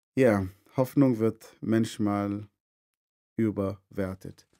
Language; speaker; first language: German; non-native, fluent; Arabic